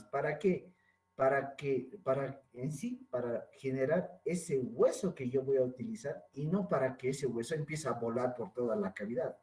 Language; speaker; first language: Spanish; native; Spanish